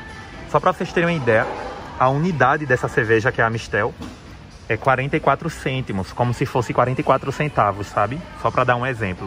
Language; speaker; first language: Portuguese; native; Portuguese